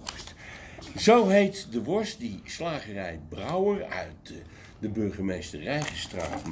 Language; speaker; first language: Dutch; native; Dutch